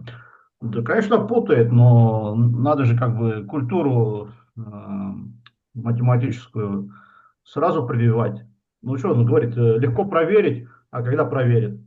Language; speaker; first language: Russian; native; Russian